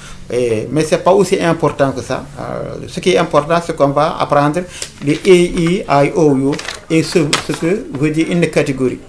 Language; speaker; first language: French; non-native, local second language; Fula